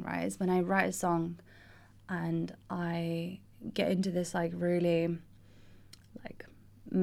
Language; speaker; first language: English; non-native, fluent; Russian